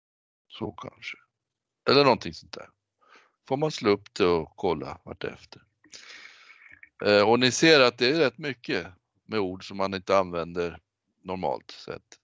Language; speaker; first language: Swedish; native; Swedish